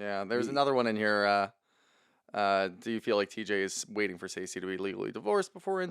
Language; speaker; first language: English; native; English